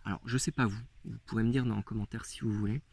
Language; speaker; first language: French; native; French